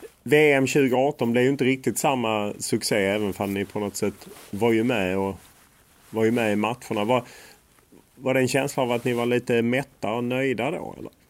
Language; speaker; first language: Swedish; native; Swedish